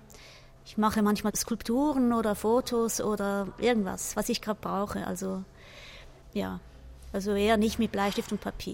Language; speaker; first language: German; native; German